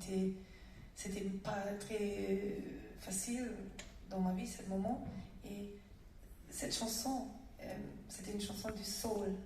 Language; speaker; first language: French; non-native, fluent; German